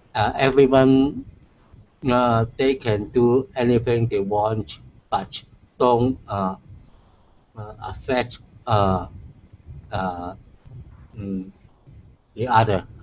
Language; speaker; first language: English; non-native, learner; Chinese